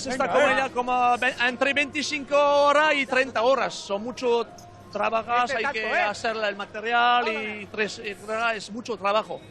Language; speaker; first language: Spanish; non-native, learner; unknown